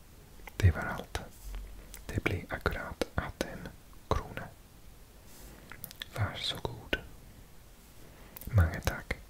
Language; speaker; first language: Norwegian; non-native, learner; English